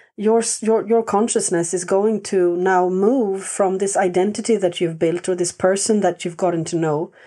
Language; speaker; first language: English; non-native, fluent; Swedish